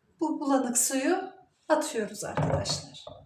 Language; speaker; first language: Turkish; native; Turkish